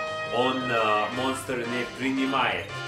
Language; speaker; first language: Russian; non-native, learner; English